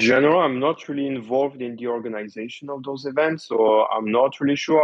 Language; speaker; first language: English; non-native, fluent; French